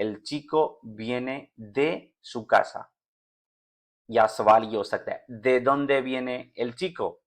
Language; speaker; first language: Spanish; non-native, fluent; Urdu